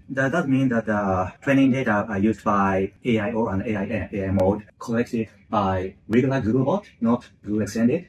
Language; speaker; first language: English; non-native, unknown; Japanese